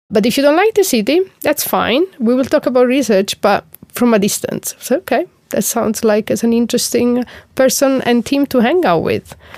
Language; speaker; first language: English; non-native, fluent; Italian